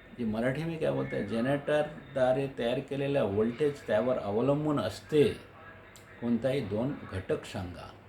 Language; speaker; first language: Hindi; non-native, local second language; Bangla